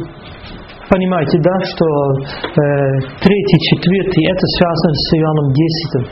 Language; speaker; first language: Russian; non-native, fluent; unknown